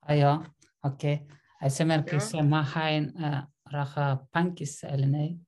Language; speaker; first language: Finnish; non-native, learner; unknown